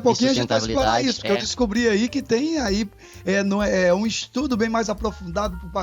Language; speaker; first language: Portuguese; native; Portuguese